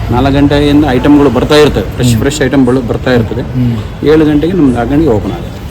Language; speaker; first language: Kannada; non-native, local second language; Konkani